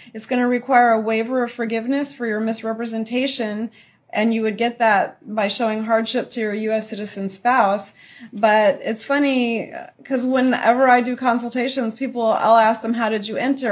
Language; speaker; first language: English; early bilingual, other home language; Spanish